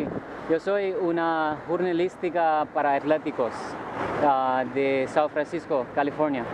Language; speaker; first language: Spanish; non-native, learner; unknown